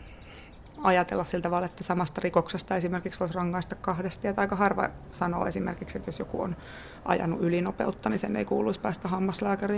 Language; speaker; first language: Finnish; native; Finnish